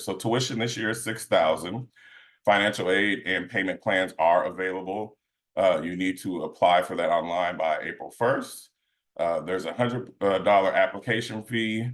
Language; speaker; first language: English; native; English